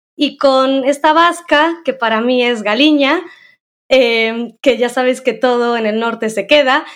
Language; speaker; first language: Spanish; native; Spanish